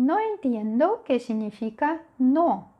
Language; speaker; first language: Spanish; non-native, fluent; Russian